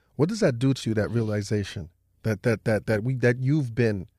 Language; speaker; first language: English; early bilingual, other home language; Haitian Creole